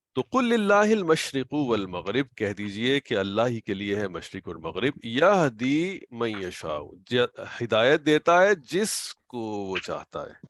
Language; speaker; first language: Urdu; native; Urdu